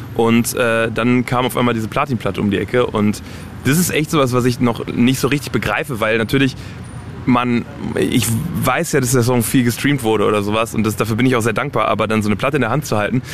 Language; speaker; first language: German; native; German